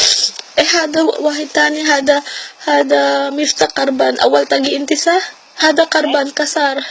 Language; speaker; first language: Arabic; non-native, learner; Filipino